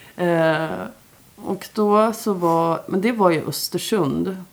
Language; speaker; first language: Swedish; native; Swedish